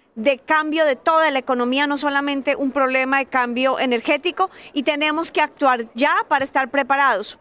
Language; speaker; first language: Spanish; native; Spanish